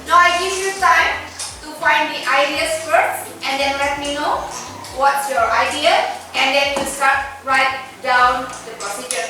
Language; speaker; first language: English; non-native, fluent; Indonesian